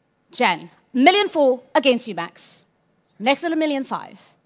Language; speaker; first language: English; non-native, local second language; Cantonese